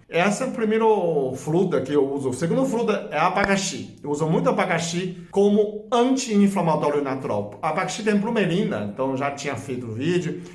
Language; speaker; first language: Portuguese; non-native, fluent; Chinese